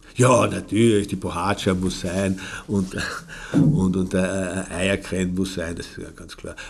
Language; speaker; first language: German; native; German